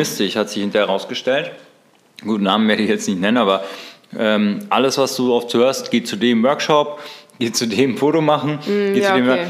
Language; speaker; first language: German; native; German